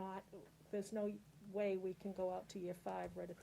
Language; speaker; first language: English; native; English